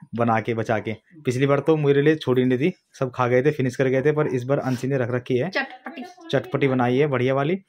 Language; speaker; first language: Hindi; native; Hindi